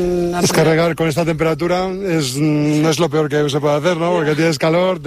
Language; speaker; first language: Spanish; native; Spanish